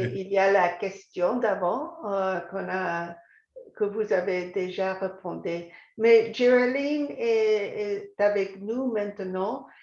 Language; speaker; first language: French; non-native, fluent; English